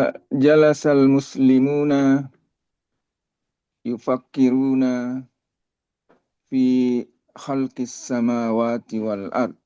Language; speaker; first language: Arabic; non-native, learner; Indonesian